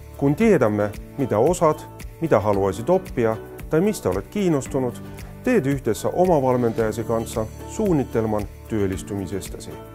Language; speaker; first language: Finnish; non-native, fluent; Persian